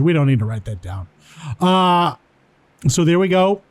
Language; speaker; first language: English; native; English